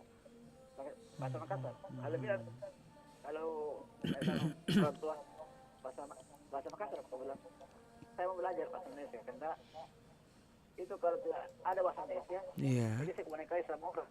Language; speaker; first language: Indonesian; non-native, local second language; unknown